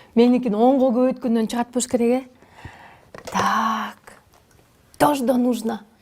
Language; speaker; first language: Russian; non-native, local second language; Kyrgyz